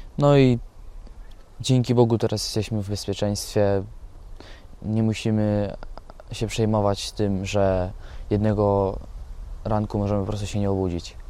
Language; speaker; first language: Polish; early bilingual, other home language; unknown